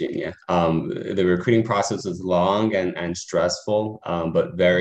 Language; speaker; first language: English; native; English